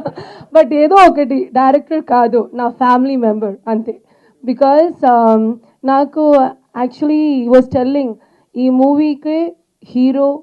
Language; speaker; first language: Telugu; non-native, fluent; Malayalam